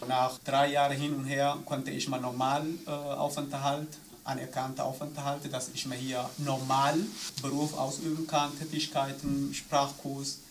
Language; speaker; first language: German; non-native, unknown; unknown